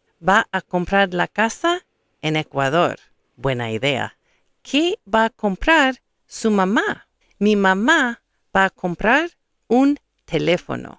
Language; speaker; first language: Spanish; non-native, fluent; English